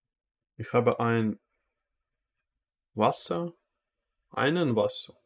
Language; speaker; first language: German; non-native, learner; Russian